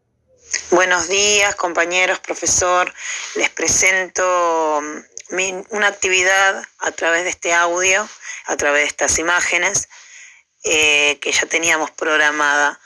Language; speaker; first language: Spanish; native; Spanish